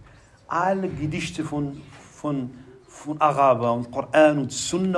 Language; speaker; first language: German; non-native, fluent; Arabic